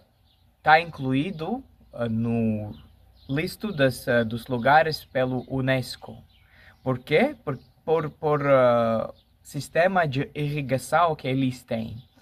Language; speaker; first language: Portuguese; non-native, fluent; Latvian